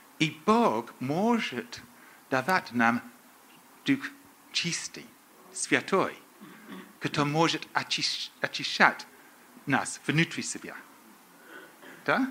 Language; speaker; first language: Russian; non-native, learner; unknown